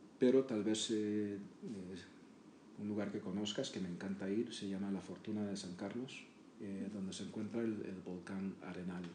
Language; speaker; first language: Spanish; native; Spanish